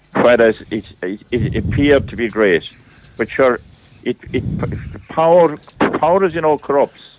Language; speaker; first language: English; native; English